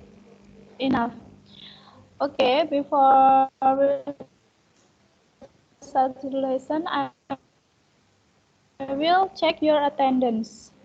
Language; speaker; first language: English; non-native, fluent; Indonesian